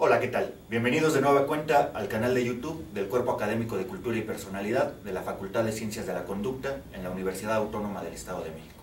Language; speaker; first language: Spanish; native; Spanish